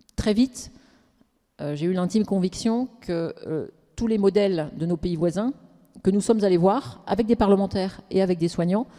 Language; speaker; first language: French; native; French